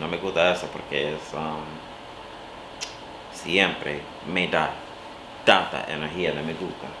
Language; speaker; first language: Spanish; non-native, learner; English